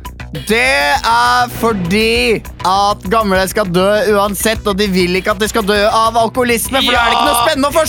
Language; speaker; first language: Norwegian; native; Norwegian